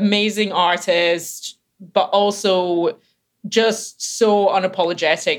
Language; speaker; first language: English; native; English